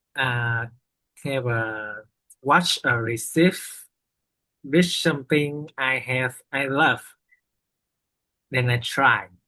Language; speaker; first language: English; non-native, learner; Vietnamese